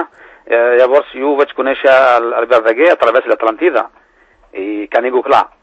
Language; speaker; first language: Catalan; non-native, fluent; Berber languages